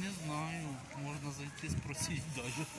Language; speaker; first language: Russian; non-native, local second language; Ukrainian